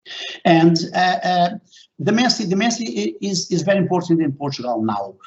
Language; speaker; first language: English; non-native, fluent; Portuguese